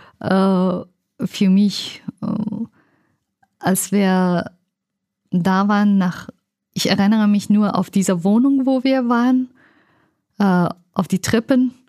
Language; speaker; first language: German; non-native, learner; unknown